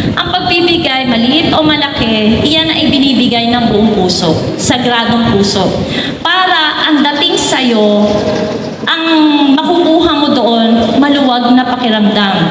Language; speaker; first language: Filipino; native; Filipino